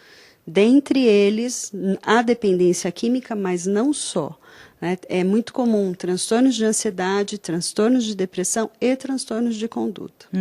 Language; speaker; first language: Portuguese; native; Portuguese